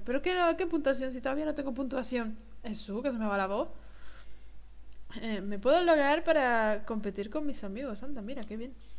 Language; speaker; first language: Spanish; native; Spanish